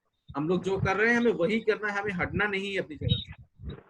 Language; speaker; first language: Hindi; native; Hindi